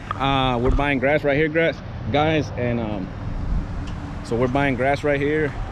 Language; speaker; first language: English; early bilingual, other home language; Spanish